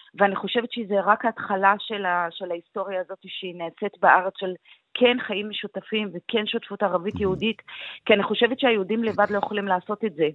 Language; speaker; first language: Hebrew; non-native, local second language; Arabic